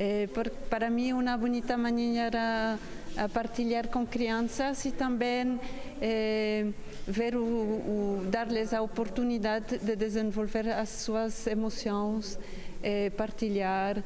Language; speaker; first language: Portuguese; non-native, learner; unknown